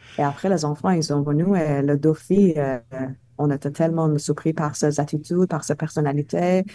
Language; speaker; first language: French; non-native, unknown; Persian